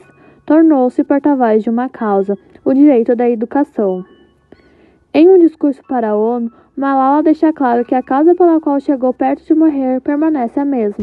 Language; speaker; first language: Portuguese; native; Portuguese